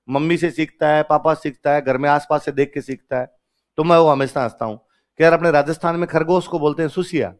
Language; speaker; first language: Hindi; non-native, local second language; Rajasthani